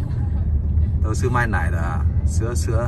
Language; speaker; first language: Chinese; non-native, fluent; Vietnamese